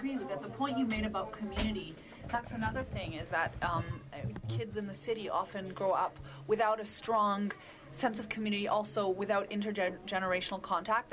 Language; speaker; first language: English; native; English